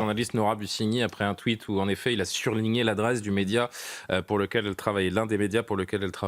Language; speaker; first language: French; native; French